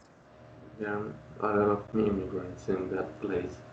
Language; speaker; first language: English; non-native, learner; Spanish